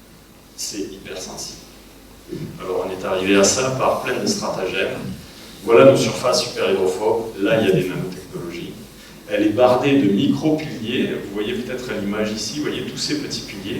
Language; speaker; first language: French; native; French